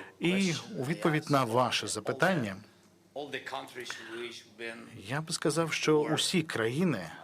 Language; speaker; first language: Ukrainian; non-native, local second language; Russian